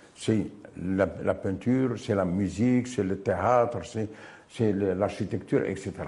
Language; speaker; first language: French; non-native, local second language; Arabic